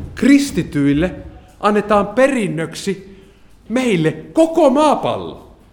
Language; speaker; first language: Finnish; non-native, fluent; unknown